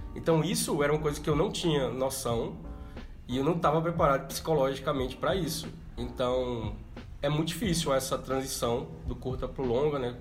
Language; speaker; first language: Portuguese; native; Portuguese